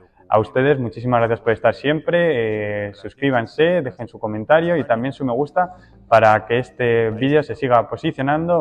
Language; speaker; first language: Spanish; native; Spanish